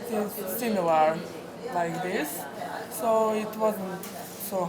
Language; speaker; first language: English; non-native, fluent; Serbian